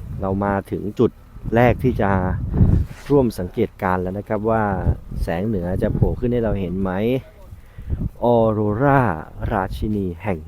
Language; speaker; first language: Thai; native; Thai